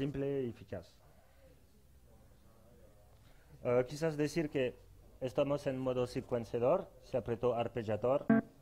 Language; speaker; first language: Spanish; non-native, fluent; French